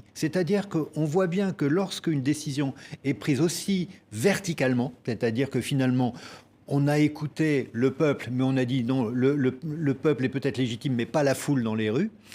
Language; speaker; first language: French; native; French